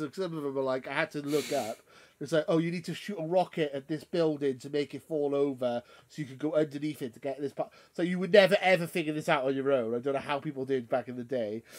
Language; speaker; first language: English; native; English